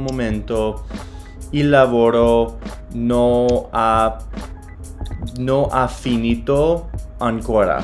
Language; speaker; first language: Italian; non-native, learner; English